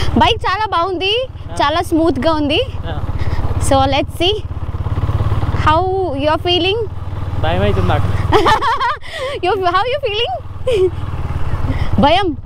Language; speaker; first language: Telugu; non-native, learner; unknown